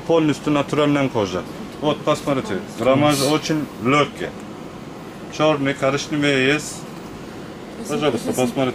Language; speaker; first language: Russian; non-native, learner; Turkish